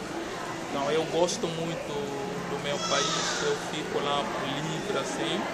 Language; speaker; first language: Portuguese; non-native, local second language; Upper Guinea Crioulo